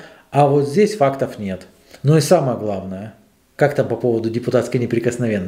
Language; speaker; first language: Russian; native; Russian